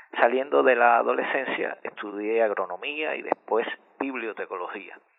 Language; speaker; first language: Spanish; native; Spanish